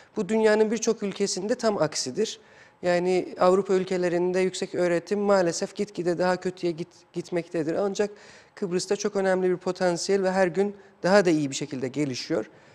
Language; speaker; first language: Turkish; non-native, fluent; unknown